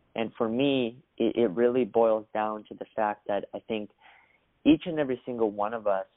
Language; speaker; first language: English; early bilingual, other home language; Russian